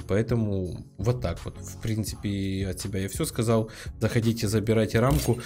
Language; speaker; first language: Russian; native; Russian